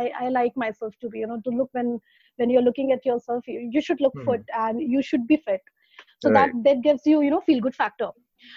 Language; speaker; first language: English; non-native, local second language; Hindi